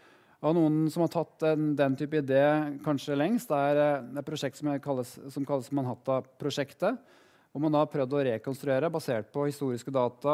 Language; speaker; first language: Norwegian; native; Norwegian